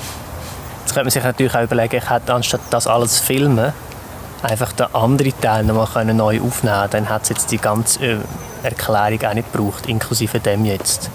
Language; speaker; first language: German; native; German